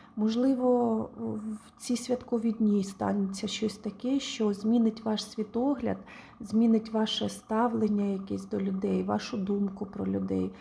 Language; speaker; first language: Ukrainian; non-native, local second language; Russian